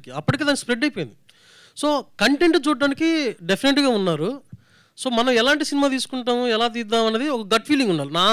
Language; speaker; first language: Telugu; native; Telugu